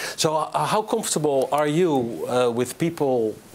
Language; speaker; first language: English; non-native, fluent; Dutch